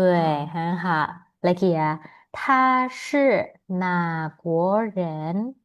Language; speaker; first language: Chinese; non-native, fluent; Indonesian